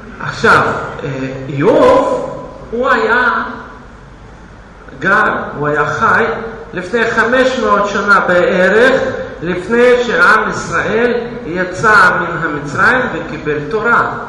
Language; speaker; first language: Hebrew; non-native, fluent; Russian